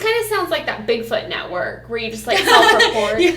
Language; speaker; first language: English; native; English